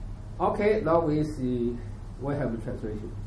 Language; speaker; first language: English; non-native, learner; Chinese